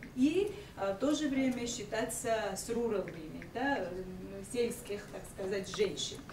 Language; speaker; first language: Russian; non-native, local second language; Georgian